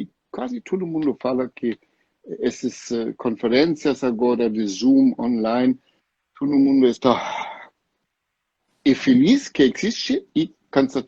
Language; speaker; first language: Portuguese; non-native, fluent; German